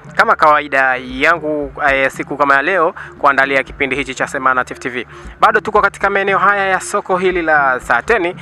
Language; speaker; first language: Swahili; native; Swahili